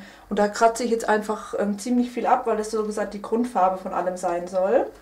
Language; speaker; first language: German; native; German